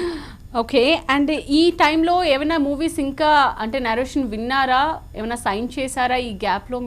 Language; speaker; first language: Telugu; native; Telugu